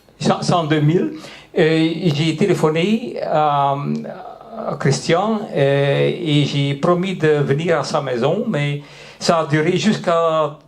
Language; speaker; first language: French; non-native, local second language; Dutch